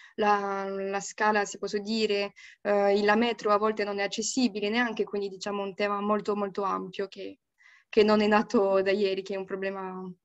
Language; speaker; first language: Italian; non-native, fluent; French